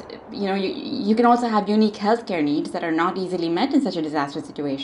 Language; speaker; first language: English; non-native, local second language; Odia